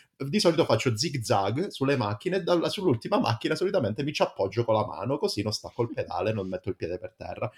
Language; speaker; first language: Italian; native; Italian